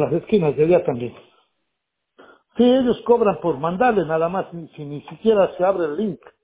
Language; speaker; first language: Spanish; native; Spanish